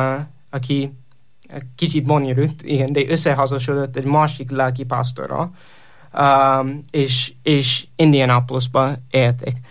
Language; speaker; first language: Hungarian; non-native, fluent; English